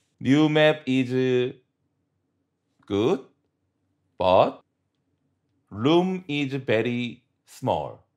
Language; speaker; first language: English; non-native, learner; Korean